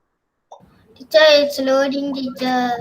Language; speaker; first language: English; non-native, local second language; Tamil